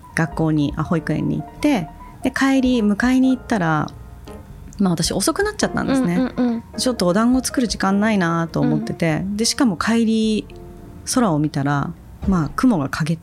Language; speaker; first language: Japanese; native; Japanese